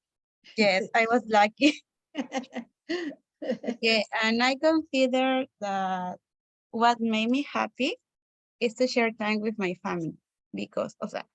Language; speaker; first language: English; non-native, learner; Spanish